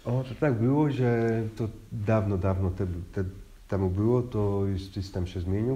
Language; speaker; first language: Polish; non-native, fluent; Hungarian